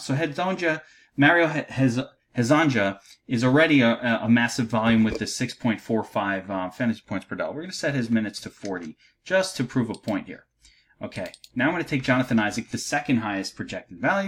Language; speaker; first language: English; native; English